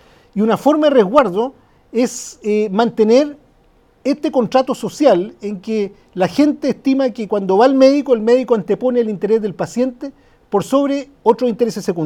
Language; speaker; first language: Spanish; native; Spanish